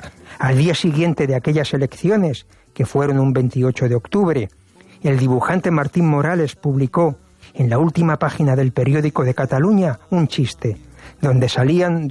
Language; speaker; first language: Spanish; native; Spanish